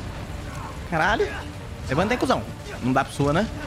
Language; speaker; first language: Portuguese; native; Portuguese